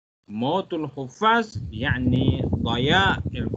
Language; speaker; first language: Arabic; non-native, fluent; Malay